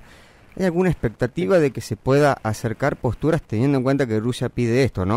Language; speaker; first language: Spanish; native; Spanish